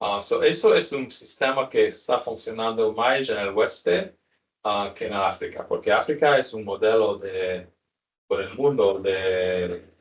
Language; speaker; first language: Spanish; non-native, learner; English